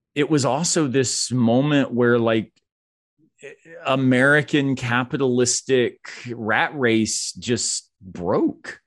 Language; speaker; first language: English; native; English